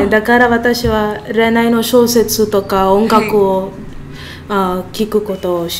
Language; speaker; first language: Japanese; non-native, learner; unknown